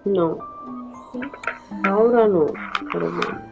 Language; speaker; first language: Spanish; non-native, learner; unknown